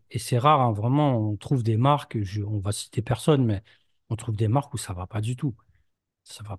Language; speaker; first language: French; native; French